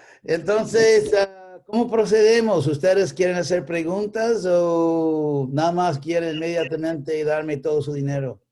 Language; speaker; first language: Spanish; non-native, fluent; English